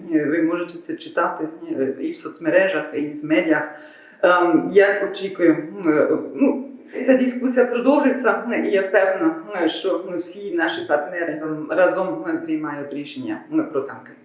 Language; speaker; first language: Ukrainian; non-native, learner; German